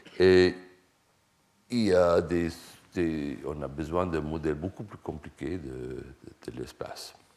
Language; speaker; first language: French; non-native, fluent; Swedish